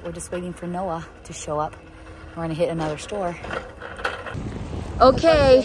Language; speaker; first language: English; native; English